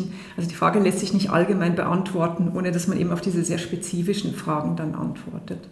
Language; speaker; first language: German; native; German